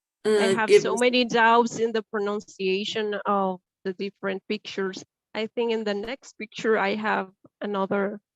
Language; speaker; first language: English; non-native, learner; Spanish